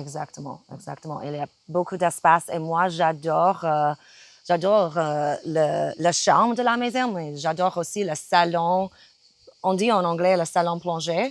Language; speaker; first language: French; non-native, fluent; English